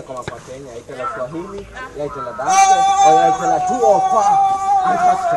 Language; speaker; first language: Danish; non-native, learner; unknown